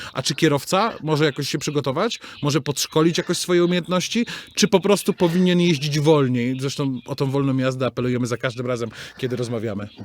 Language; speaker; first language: Polish; native; Polish